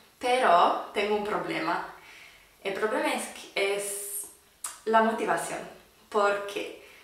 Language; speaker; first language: Spanish; non-native, fluent; English